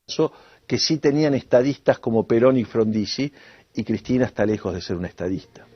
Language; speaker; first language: Spanish; native; Spanish